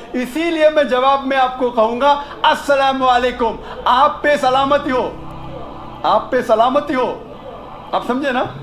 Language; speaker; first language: Hindi; non-native, local second language; Konkani